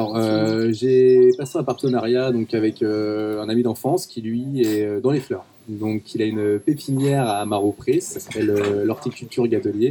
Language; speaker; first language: French; native; French